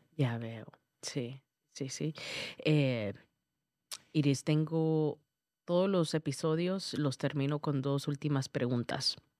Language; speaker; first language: Spanish; early bilingual, heritage; Spanish